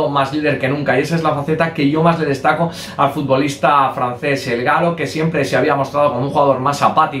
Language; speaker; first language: Spanish; native; Spanish